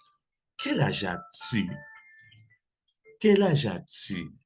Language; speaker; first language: French; non-native, fluent; Spanish